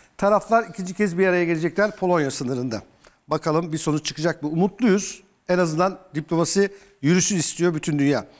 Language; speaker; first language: Turkish; native; Turkish